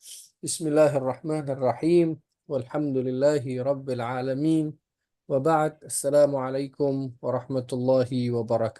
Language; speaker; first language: Arabic; non-native, fluent; Indonesian